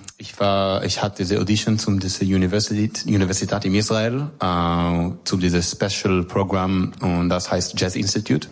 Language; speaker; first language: German; non-native, learner; Hebrew